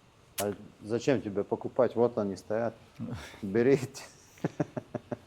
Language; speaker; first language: Russian; non-native, local second language; Latvian